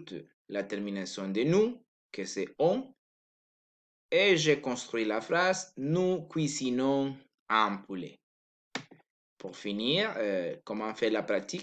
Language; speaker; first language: French; non-native, learner; Spanish